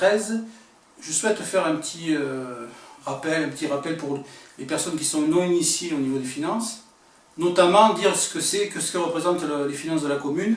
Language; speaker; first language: French; native; French